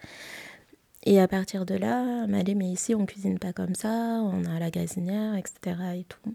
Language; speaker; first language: French; native; French